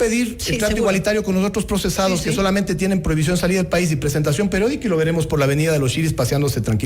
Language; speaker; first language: Spanish; native; Spanish